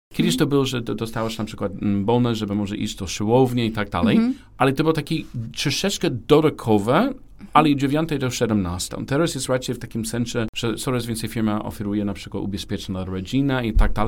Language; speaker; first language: Polish; non-native, learner; English